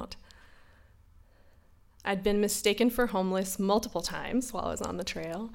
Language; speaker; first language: English; native; English